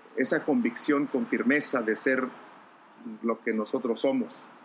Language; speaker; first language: Spanish; non-native, local second language; Zapotec